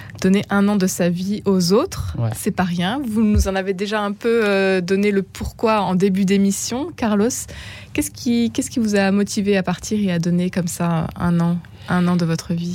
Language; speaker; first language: French; native; French